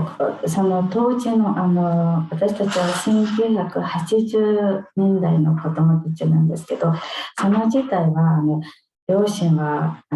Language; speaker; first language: Japanese; non-native, fluent; Mongolian